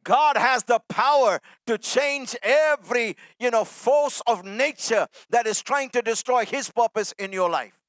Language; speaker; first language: English; non-native, local second language; Tamil